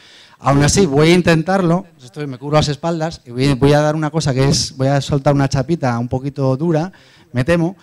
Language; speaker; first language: Spanish; native; Spanish